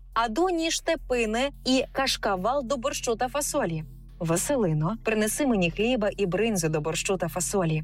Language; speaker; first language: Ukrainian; native; Ukrainian